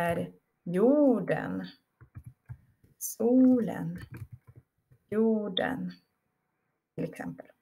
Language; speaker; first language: Swedish; non-native, fluent; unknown